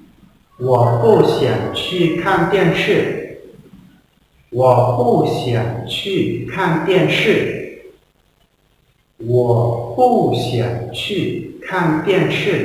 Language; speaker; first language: Chinese; non-native, fluent; Hmong